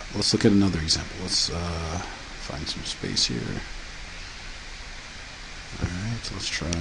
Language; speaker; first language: English; native; English